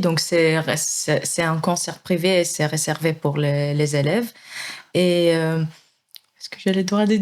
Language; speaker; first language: French; non-native, fluent; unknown